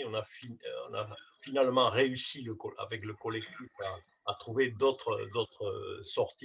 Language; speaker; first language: French; native; French